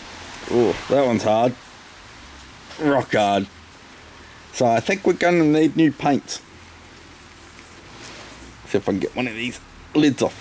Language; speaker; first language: English; native; English